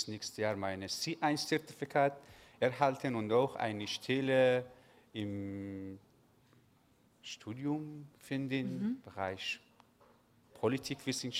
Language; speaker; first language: German; non-native, learner; Arabic